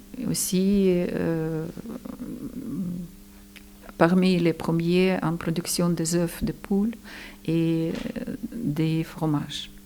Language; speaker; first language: French; non-native, fluent; Ukrainian